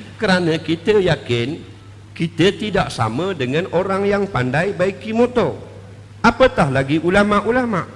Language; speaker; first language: Malay; native; Malay